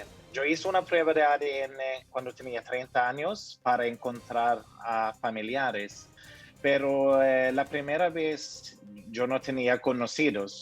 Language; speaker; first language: Spanish; early bilingual, heritage; Norwegian